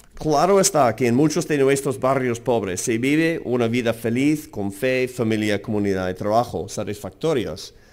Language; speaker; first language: Spanish; non-native, fluent; English